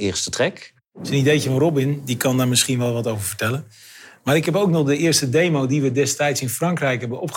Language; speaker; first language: Dutch; native; Dutch